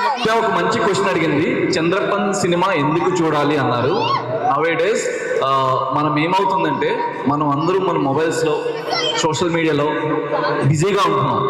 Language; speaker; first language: Telugu; native; Telugu